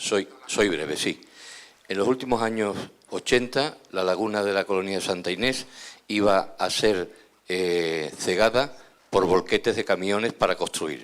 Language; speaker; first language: Spanish; native; Spanish